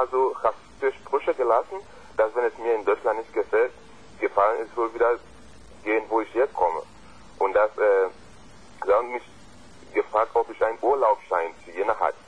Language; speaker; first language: German; non-native, fluent; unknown